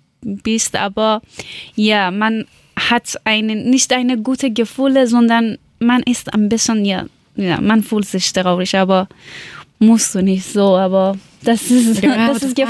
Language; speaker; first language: German; non-native, learner; Persian